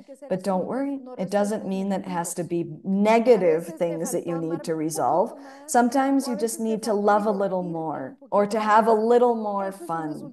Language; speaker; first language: English; non-native, fluent; Spanish